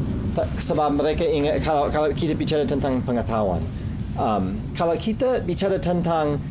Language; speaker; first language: Indonesian; non-native, fluent; English